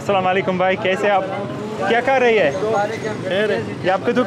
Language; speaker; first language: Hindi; non-native, learner; English